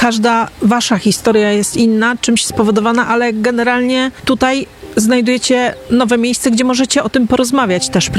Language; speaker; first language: Polish; native; Polish